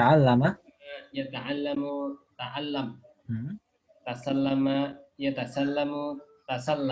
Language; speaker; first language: Arabic; non-native, learner; Indonesian